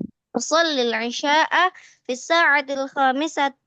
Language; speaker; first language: Arabic; non-native, learner; Indonesian